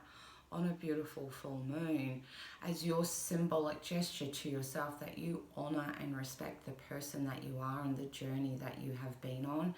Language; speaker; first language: English; native; English